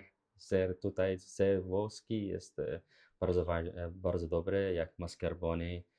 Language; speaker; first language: Polish; non-native, learner; Arabic